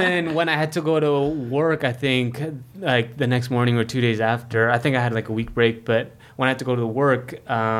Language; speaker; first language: English; non-native, fluent; Filipino